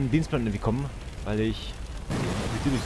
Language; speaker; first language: German; native; German